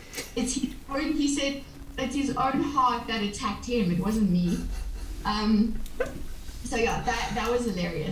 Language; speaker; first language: English; native; English